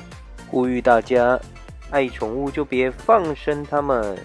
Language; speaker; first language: Chinese; native; Chinese